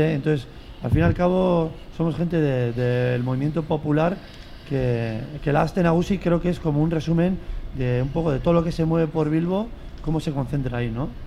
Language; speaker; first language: Spanish; native; Spanish